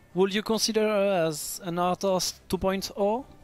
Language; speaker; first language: English; non-native, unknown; French